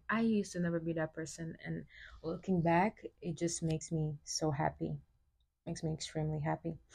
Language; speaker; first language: English; early bilingual, other home language; Wolof